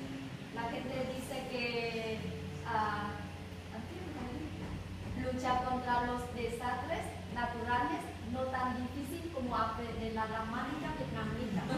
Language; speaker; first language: Spanish; non-native, learner; Vietnamese